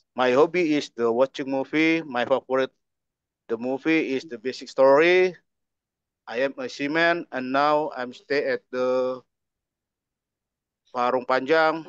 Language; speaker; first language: English; non-native, learner; Indonesian